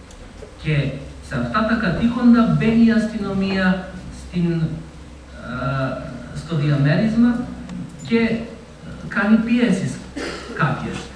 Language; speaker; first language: Greek; non-native, fluent; Macedonian